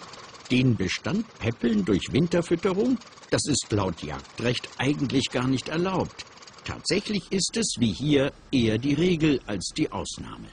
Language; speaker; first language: German; native; German